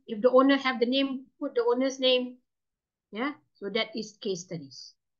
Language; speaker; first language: English; non-native, local second language; Malay